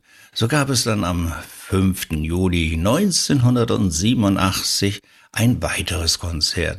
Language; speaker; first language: German; native; German